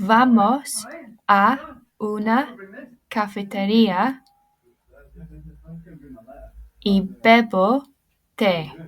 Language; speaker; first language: Spanish; non-native, fluent; English